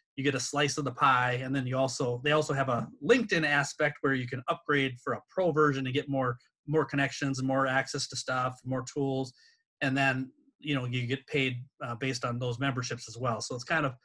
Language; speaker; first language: English; native; English